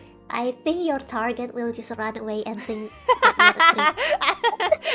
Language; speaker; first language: English; non-native, fluent; Indonesian